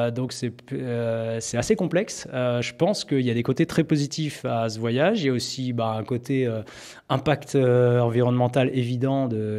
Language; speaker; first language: French; native; French